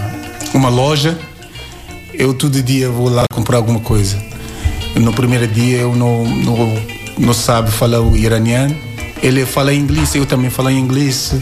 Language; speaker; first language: Portuguese; non-native, learner; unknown